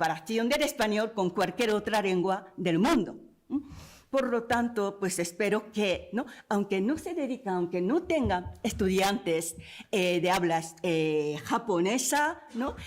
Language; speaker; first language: Spanish; non-native, fluent; Japanese